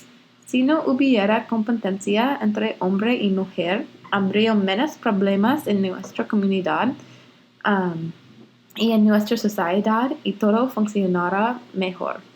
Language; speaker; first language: Spanish; non-native, learner; English